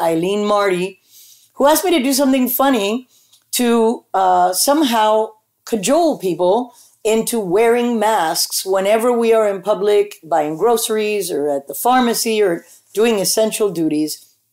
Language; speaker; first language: English; early bilingual, other home language; Spanish